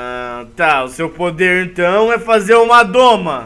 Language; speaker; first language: Portuguese; native; Portuguese